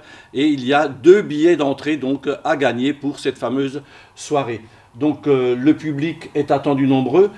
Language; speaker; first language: French; native; French